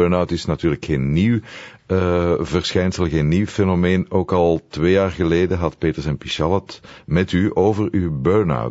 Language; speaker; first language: Dutch; native; Dutch